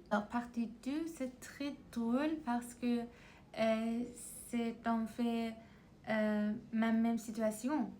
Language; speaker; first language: French; non-native, learner; Persian